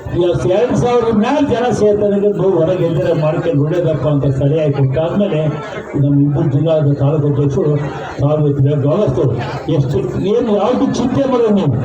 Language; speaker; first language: Kannada; native; Kannada